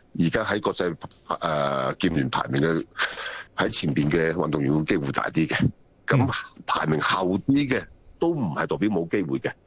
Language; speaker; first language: Cantonese; native; Cantonese